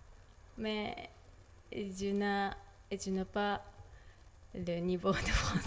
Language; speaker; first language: French; non-native, learner; Japanese